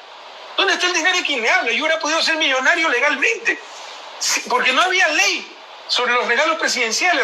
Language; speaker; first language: Spanish; native; Spanish